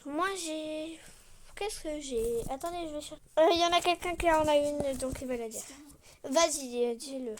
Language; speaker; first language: French; native; French